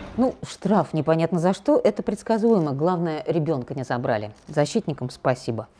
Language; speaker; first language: Russian; native; Russian